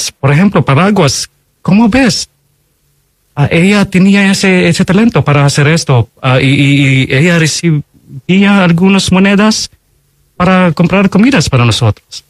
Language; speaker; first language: Spanish; non-native, fluent; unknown